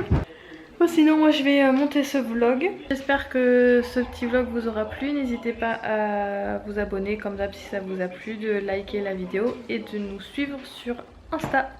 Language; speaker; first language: French; native; French